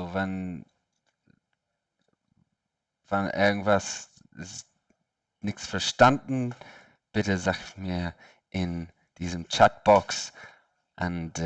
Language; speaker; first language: German; non-native, learner; English